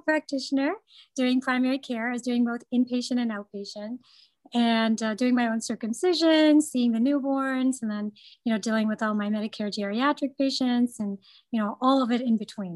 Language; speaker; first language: English; non-native, local second language; Gujarati